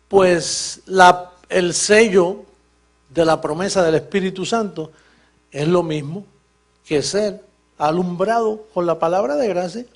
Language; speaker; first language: Spanish; native; Spanish